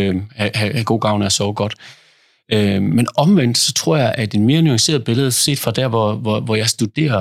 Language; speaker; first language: Danish; native; Danish